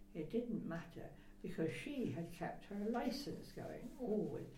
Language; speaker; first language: English; native; English